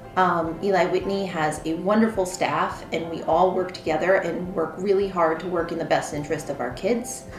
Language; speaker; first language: English; native; English